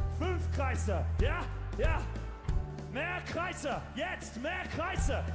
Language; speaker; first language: German; non-native, learner; English